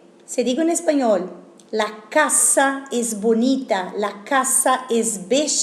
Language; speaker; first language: Spanish; non-native, fluent; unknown